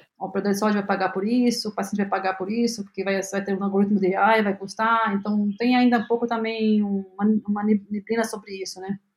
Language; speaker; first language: Portuguese; non-native, fluent; Arabic